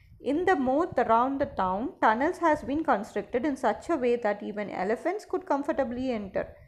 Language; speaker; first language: English; non-native, local second language; Tamil